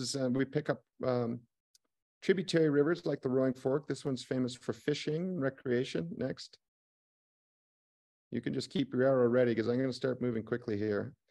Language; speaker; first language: English; native; English